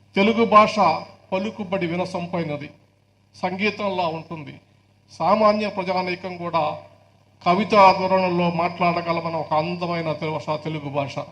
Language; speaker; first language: Telugu; native; Telugu